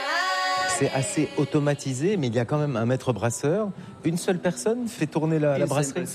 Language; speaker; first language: French; native; French